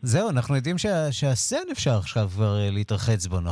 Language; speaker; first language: Hebrew; native; Hebrew